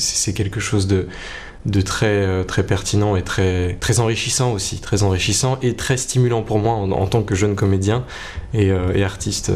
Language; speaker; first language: French; native; French